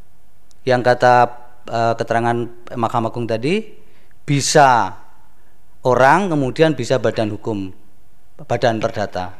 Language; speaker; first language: Indonesian; native; Indonesian